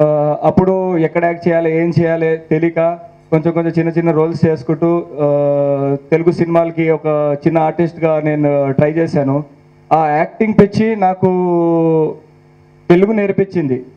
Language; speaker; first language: Telugu; non-native, local second language; Hindi